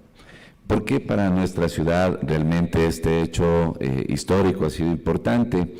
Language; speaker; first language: Spanish; native; Spanish